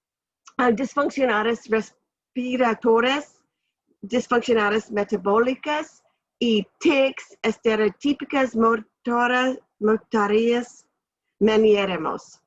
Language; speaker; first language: Spanish; non-native, learner; English